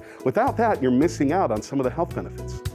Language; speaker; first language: English; native; English